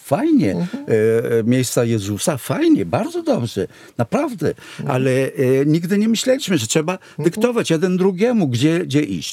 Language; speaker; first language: Polish; non-native, fluent; Hebrew